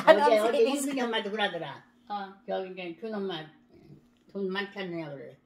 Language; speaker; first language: Korean; native; Korean